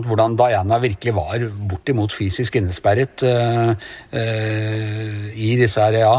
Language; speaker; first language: Norwegian; native; Norwegian